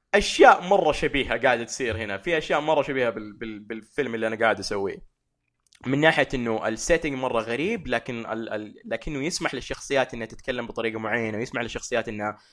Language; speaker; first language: Arabic; early bilingual, heritage; Arabic